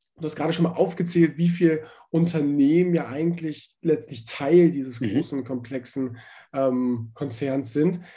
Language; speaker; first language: German; native; German